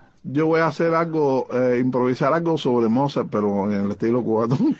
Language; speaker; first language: Spanish; native; Spanish